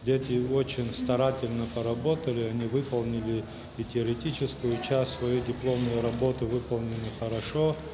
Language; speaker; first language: Russian; non-native, local second language; Abkhazian